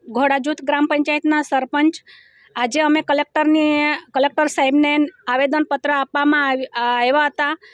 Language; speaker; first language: Gujarati; non-native, local second language; Gamit